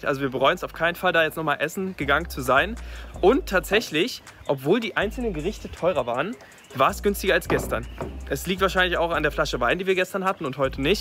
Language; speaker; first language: German; native; German